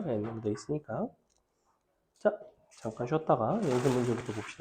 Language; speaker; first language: Korean; native; Korean